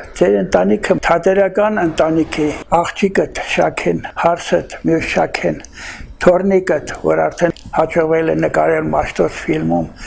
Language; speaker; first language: Armenian; native; Armenian